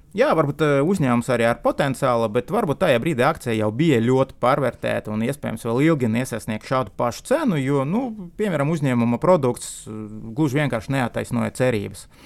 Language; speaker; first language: Latvian; non-native, local second language; Russian